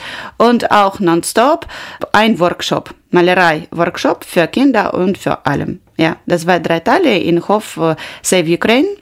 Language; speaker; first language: German; non-native, learner; Ukrainian